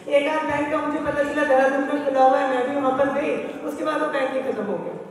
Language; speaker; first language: Hindi; native; Hindi